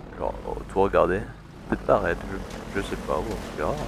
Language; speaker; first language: French; native; French